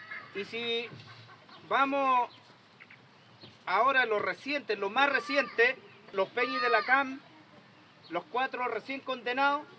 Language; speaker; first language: Spanish; native; Spanish